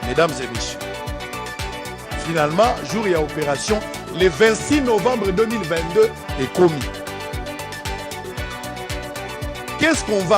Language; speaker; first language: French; non-native, local second language; Lingala